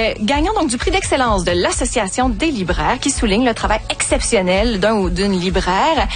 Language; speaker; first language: French; native; French